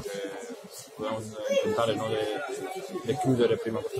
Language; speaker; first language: Italian; non-native, fluent; Spanish